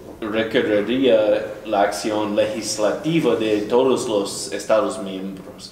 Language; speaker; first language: Spanish; non-native, fluent; English